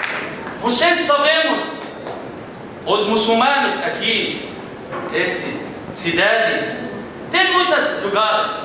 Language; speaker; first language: Portuguese; non-native, learner; Arabic